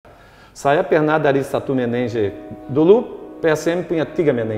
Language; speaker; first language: Indonesian; non-native, fluent; Portuguese